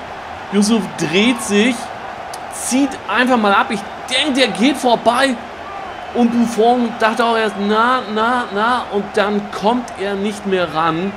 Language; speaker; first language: German; native; German